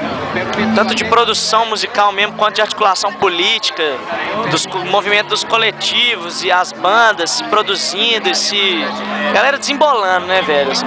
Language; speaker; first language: Portuguese; native; Portuguese